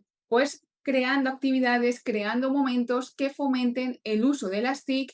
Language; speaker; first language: Spanish; native; Spanish